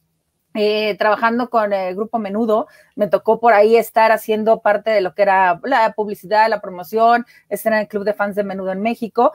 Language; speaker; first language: Spanish; native; Spanish